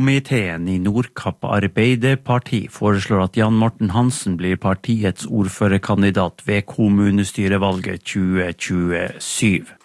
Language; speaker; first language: Norwegian; native; Norwegian